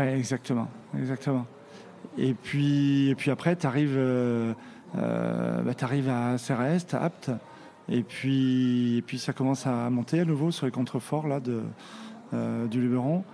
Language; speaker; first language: French; native; French